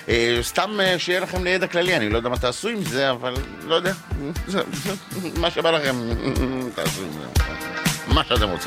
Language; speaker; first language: Hebrew; native; Hebrew